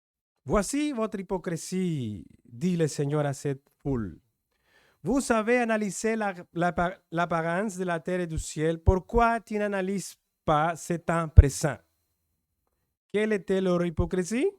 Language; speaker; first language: French; non-native, fluent; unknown